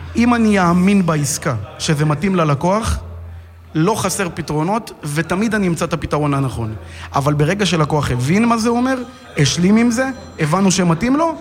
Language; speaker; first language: Hebrew; native; Hebrew